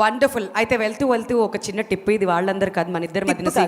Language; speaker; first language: Telugu; native; Telugu